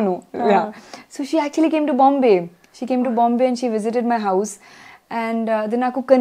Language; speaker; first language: Telugu; non-native, learner; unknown